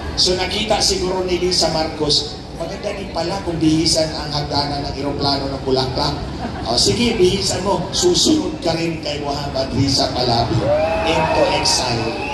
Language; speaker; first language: Filipino; non-native, local second language; Cebuano